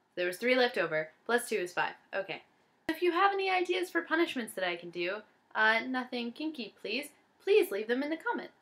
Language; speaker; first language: English; native; English